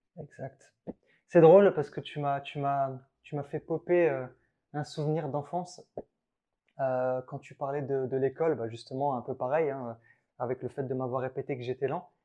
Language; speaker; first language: French; early bilingual, other home language; Arabic